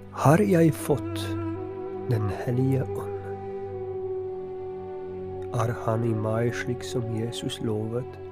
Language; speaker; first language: Norwegian; non-native, fluent; Polish